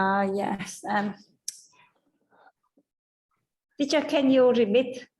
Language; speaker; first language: English; non-native, learner; Vietnamese